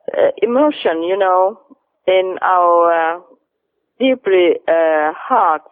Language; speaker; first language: English; non-native, fluent; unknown